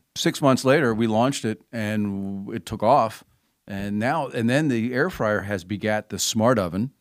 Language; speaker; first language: English; native; English